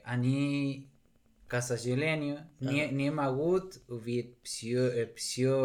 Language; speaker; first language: Russian; non-native, learner; Spanish